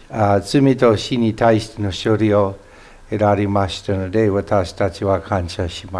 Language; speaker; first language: Japanese; non-native, fluent; English